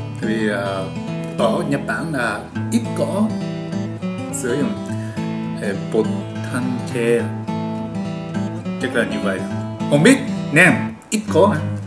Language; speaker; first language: Vietnamese; non-native, learner; Japanese